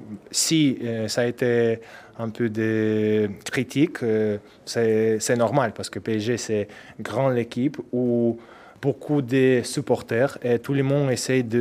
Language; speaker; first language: French; non-native, learner; Russian